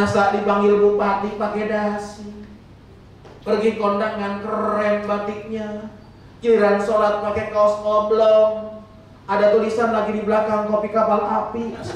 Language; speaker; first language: Indonesian; native; Indonesian